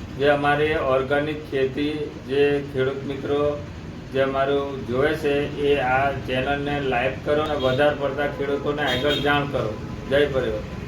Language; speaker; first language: Gujarati; non-native, local second language; Rathawi